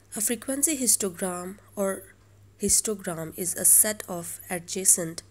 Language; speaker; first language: English; non-native, local second language; Urdu